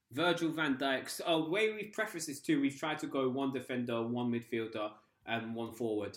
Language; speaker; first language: English; native; English